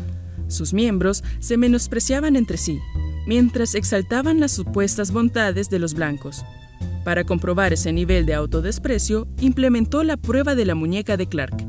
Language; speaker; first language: Spanish; native; Spanish